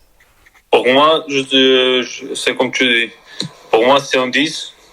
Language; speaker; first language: French; non-native, learner; Spanish